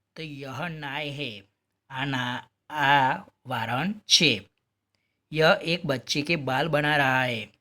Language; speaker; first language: Hindi; non-native, local second language; Gujarati